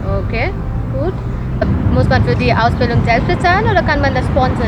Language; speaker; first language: German; non-native, fluent; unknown